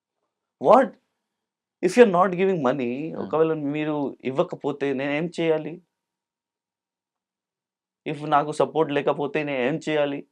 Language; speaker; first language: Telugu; non-native, local second language; Urdu